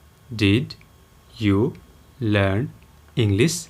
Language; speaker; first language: English; non-native, local second language; Nepali